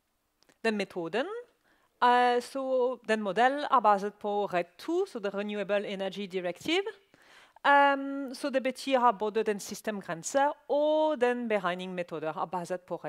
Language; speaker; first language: Norwegian; non-native, learner; French